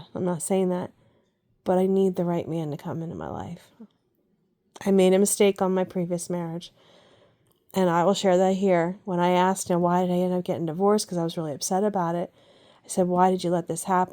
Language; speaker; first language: English; native; English